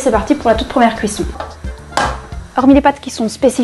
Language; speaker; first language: French; native; French